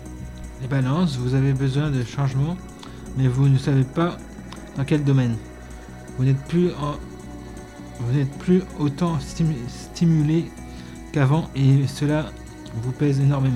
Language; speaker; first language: French; native; French